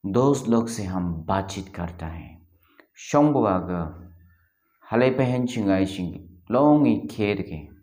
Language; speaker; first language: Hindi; non-native, local second language; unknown